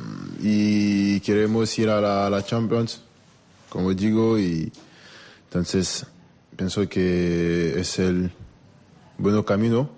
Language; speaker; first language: Spanish; non-native, learner; French